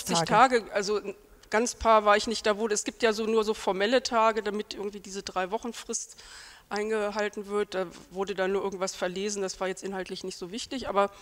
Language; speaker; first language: German; native; German